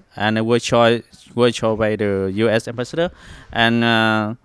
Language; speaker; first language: English; non-native, learner; Vietnamese